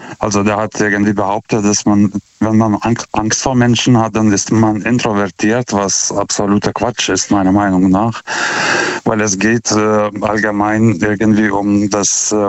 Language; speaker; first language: German; non-native, fluent; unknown